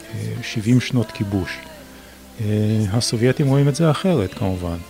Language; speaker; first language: Hebrew; non-native, fluent; Polish